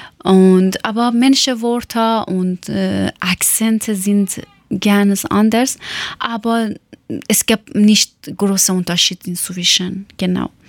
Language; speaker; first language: German; non-native, learner; Persian